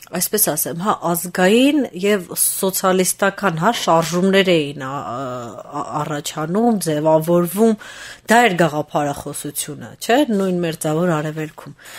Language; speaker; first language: Armenian; native; Armenian